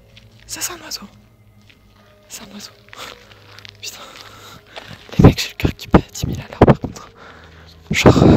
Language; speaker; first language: French; native; French